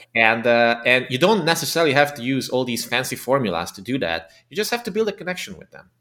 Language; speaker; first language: English; non-native, fluent; Romanian